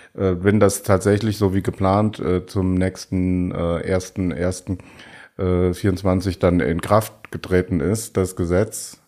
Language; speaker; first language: German; native; German